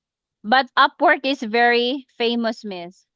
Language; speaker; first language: English; non-native, local second language; Cebuano